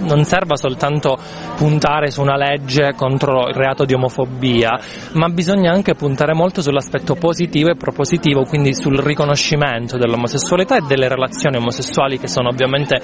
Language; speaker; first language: Italian; native; Italian